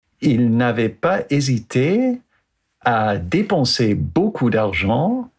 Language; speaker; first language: French; non-native, fluent; English